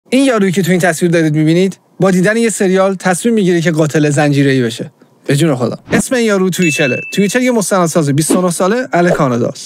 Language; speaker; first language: Persian; native; Persian